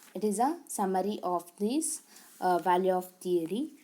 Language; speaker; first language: English; non-native, local second language; Kannada